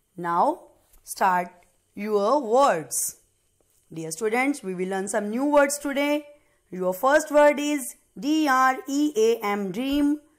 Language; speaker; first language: English; non-native, local second language; Punjabi